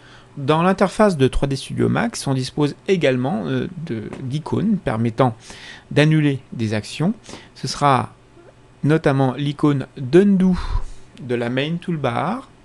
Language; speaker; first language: French; native; French